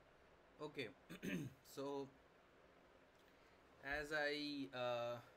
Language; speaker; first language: English; non-native, local second language; Bangla